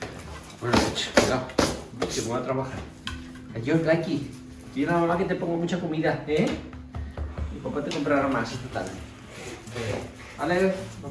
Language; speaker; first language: Spanish; native; Spanish